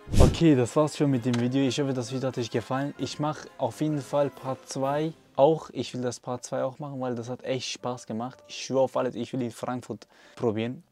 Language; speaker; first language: German; non-native, fluent; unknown